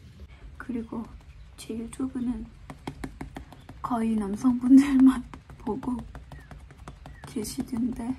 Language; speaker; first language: Korean; non-native, fluent; Thai